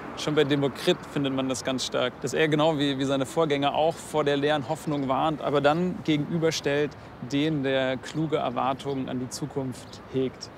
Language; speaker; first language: German; native; German